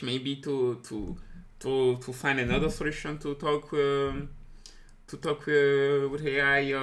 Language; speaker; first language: English; non-native, fluent; French